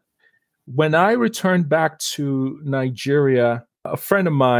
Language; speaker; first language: English; non-native, local second language; Yoruba